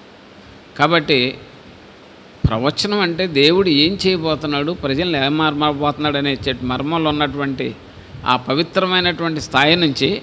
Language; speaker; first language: Telugu; native; Telugu